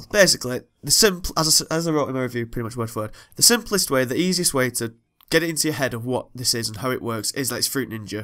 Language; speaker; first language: English; native; English